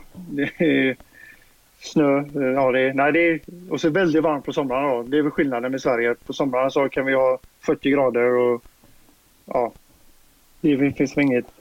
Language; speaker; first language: Swedish; native; Swedish